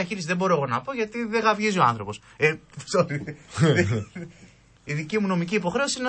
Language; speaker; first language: Greek; native; Greek